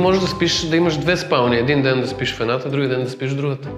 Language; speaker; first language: Bulgarian; native; Bulgarian